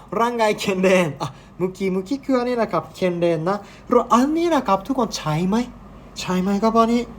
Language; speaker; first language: Thai; non-native, learner; Japanese